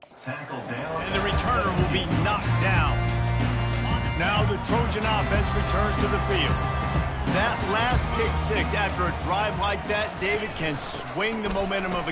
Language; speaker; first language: English; native; English